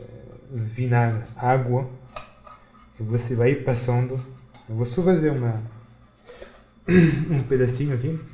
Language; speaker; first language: Portuguese; non-native, fluent; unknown